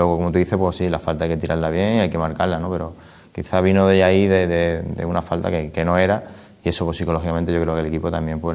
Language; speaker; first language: Spanish; native; Spanish